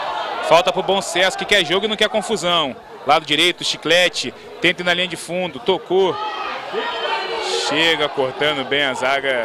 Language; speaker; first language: Portuguese; native; Portuguese